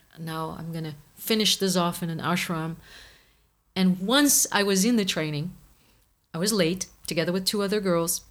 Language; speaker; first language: English; non-native, fluent; Portuguese